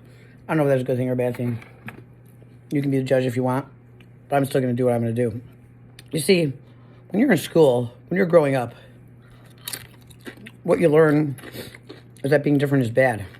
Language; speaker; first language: English; native; English